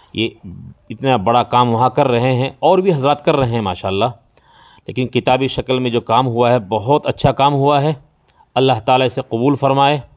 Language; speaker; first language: Urdu; native; Urdu